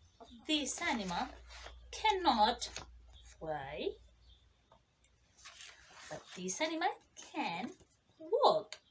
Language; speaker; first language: English; non-native, fluent; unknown